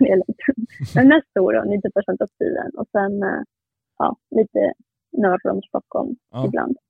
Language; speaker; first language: Swedish; non-native, fluent; Spanish